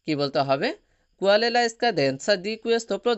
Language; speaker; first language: Italian; non-native, fluent; Bangla